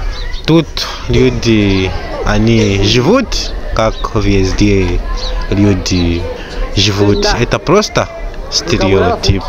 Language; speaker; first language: Russian; non-native, learner; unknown